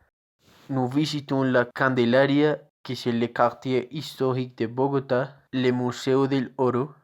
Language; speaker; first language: French; non-native, learner; Spanish